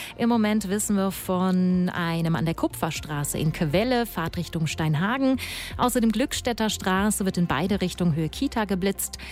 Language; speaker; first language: German; native; German